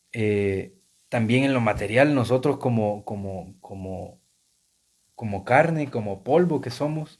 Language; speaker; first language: Spanish; native; Spanish